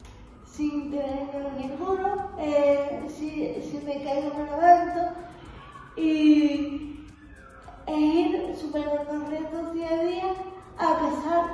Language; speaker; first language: Spanish; native; Spanish